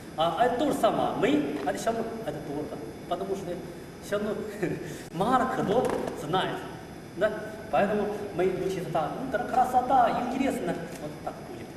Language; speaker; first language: Russian; non-native, learner; Chinese